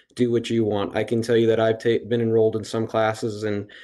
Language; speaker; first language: English; native; English